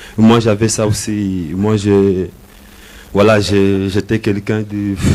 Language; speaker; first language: French; non-native, learner; Portuguese